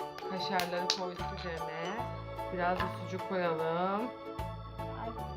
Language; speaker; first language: Turkish; native; Turkish